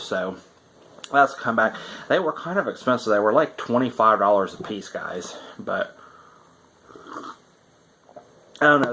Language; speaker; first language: English; native; English